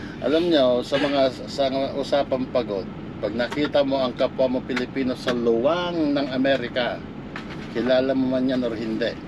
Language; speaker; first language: Filipino; native; Filipino